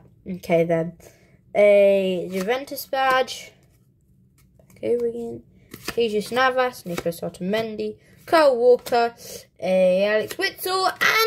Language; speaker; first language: English; native; English